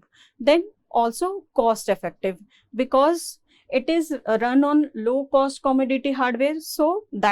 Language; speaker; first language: English; non-native, local second language; Hindi